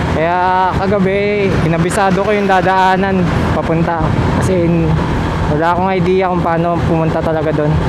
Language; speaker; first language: Filipino; native; Filipino